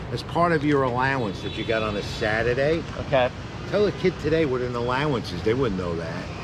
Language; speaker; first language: English; native; English